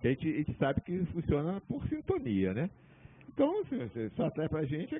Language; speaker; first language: Portuguese; native; Portuguese